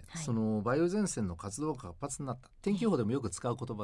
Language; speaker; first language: Japanese; native; Japanese